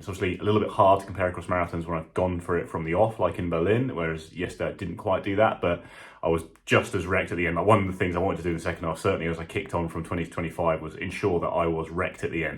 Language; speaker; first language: English; native; English